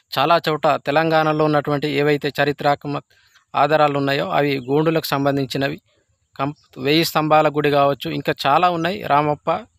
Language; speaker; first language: Telugu; non-native, local second language; Gondi